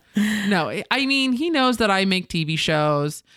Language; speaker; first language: English; native; English